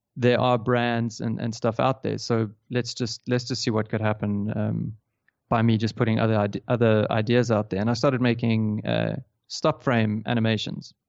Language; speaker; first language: English; native; English